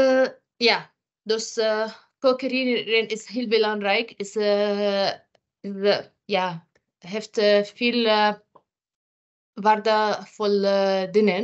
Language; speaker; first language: Dutch; non-native, fluent; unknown